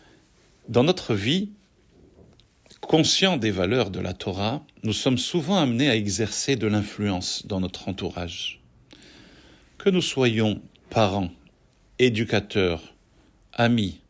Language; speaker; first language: French; native; French